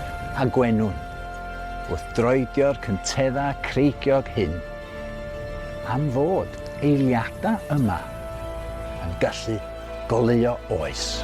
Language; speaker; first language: Welsh; native; Welsh